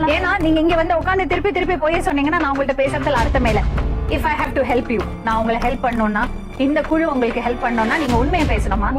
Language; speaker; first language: Tamil; native; Tamil